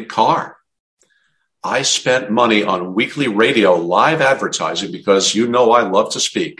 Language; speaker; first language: English; native; English